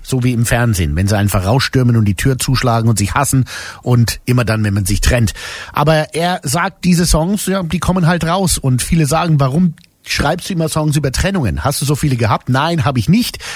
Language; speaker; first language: German; native; German